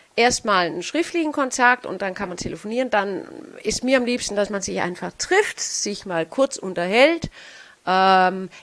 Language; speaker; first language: German; non-native, fluent; Danish